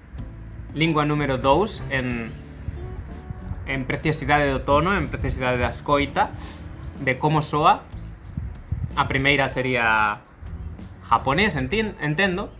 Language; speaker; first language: Galician; non-native, local second language; Spanish